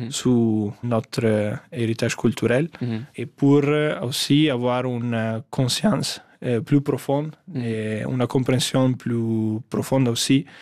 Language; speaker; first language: French; non-native, fluent; Italian